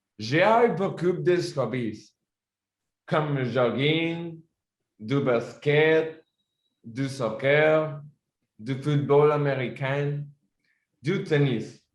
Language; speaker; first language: French; non-native, learner; Spanish